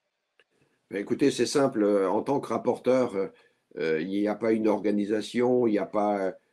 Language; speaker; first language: French; native; French